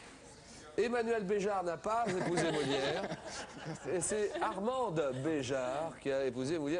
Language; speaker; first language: French; native; French